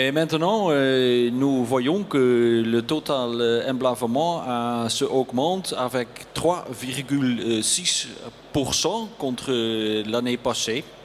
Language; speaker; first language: French; non-native, learner; Dutch